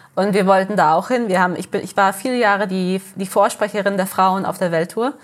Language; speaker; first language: German; early bilingual, heritage; Portuguese